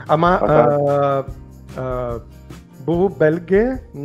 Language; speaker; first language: Turkish; non-native, learner; Portuguese